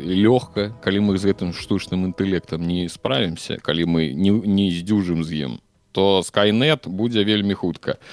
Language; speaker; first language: Belarusian; non-native, local second language; Russian